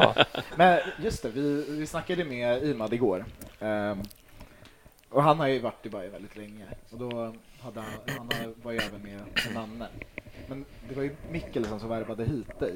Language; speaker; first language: Swedish; native; Swedish